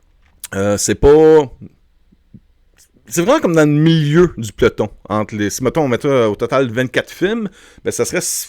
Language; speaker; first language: French; native; French